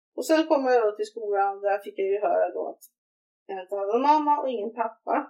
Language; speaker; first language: Swedish; native; Swedish